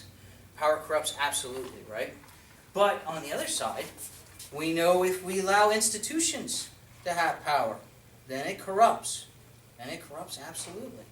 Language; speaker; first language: English; native; English